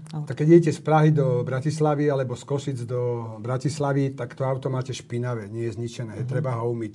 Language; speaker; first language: Slovak; native; Slovak